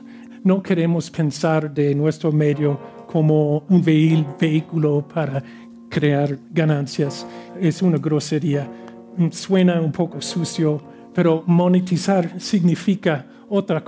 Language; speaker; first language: Spanish; non-native, fluent; English